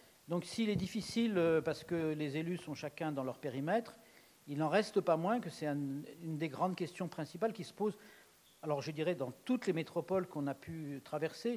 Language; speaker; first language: French; native; French